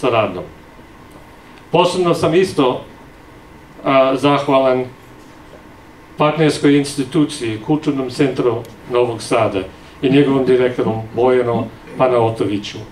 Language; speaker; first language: Serbian; non-native, fluent; English